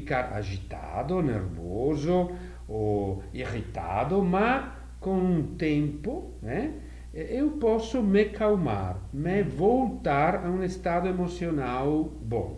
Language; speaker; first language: Portuguese; non-native, fluent; Italian